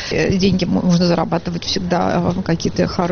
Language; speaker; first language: Russian; native; Russian